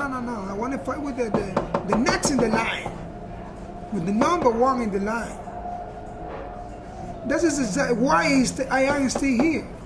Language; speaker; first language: English; non-native, learner; Spanish